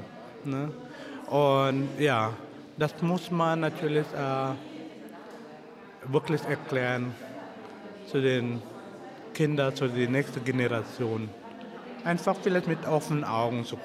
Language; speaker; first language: German; non-native, fluent; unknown